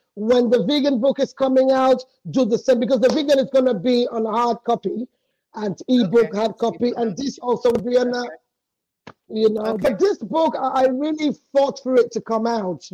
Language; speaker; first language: English; non-native, local second language; Krio